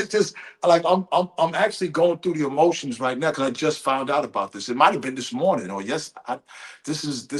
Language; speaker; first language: English; native; English